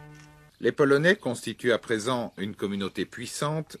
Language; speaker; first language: French; native; French